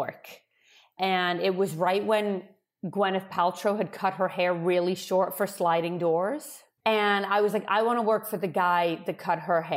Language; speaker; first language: English; native; English